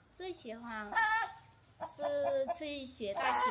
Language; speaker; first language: Chinese; non-native, learner; Vietnamese